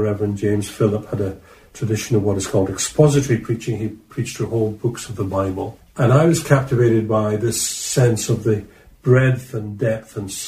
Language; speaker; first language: English; native; English